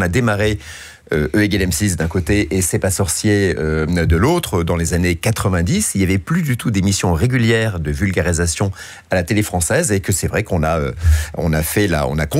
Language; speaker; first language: French; native; French